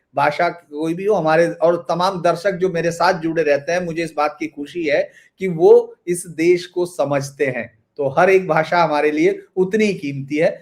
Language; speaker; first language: Hindi; native; Hindi